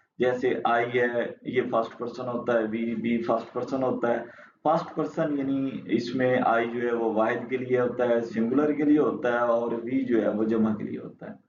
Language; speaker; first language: Urdu; non-native, local second language; Punjabi